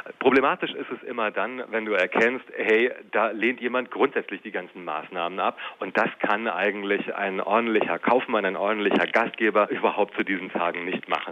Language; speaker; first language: German; native; German